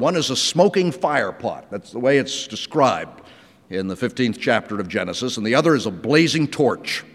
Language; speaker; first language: English; native; English